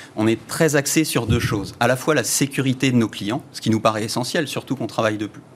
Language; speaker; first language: French; native; French